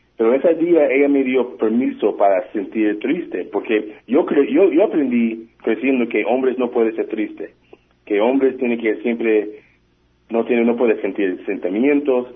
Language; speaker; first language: Spanish; early bilingual, heritage; English